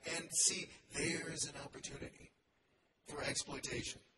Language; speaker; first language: English; native; English